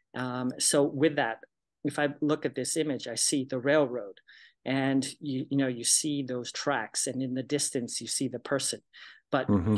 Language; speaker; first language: English; early bilingual, other home language; Japanese